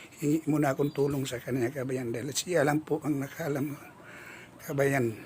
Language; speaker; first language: Filipino; non-native, local second language; Cebuano